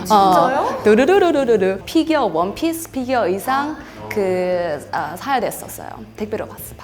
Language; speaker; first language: Korean; non-native, fluent; English